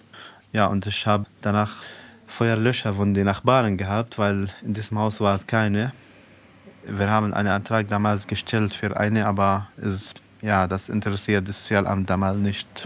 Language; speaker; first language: German; non-native, fluent; Arabic